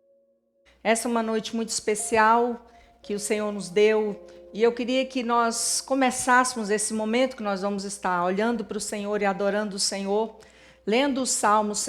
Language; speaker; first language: Portuguese; native; Portuguese